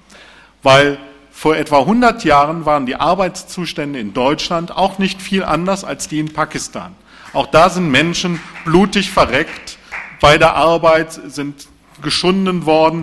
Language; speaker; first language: German; native; German